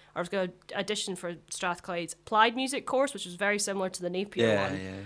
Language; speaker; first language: English; native; English